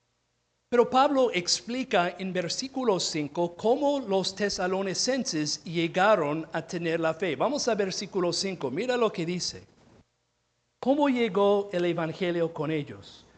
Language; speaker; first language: Spanish; non-native, fluent; English